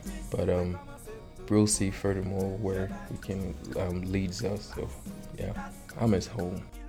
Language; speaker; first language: English; non-native, fluent; Haitian Creole